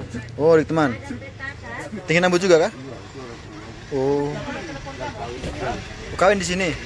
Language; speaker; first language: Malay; non-native, local second language; Javanese